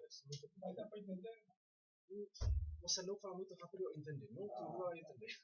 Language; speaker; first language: Portuguese; non-native, learner; Czech